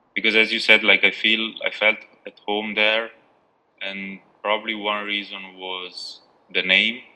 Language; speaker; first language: English; non-native, fluent; Albanian